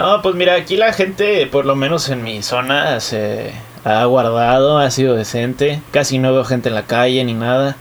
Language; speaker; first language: Spanish; native; Spanish